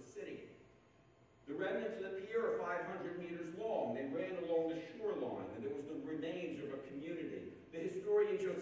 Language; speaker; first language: English; native; English